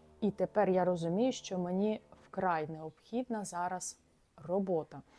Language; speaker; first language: Ukrainian; non-native, local second language; Russian